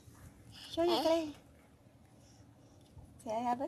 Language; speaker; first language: English; non-native, local second language; Cebuano